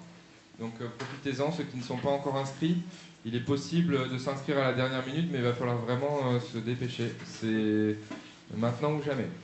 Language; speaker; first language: French; native; French